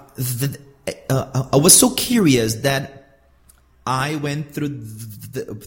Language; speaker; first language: English; non-native, fluent; Portuguese